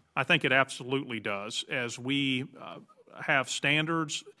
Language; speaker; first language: English; native; English